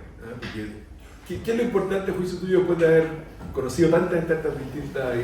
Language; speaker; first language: Spanish; native; Spanish